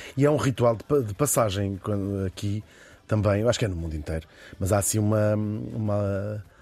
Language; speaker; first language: Portuguese; native; Portuguese